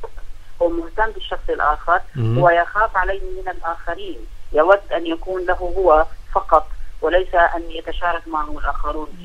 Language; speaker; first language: Arabic; native; Arabic